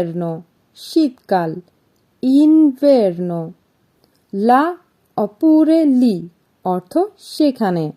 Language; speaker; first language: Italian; non-native, fluent; Bangla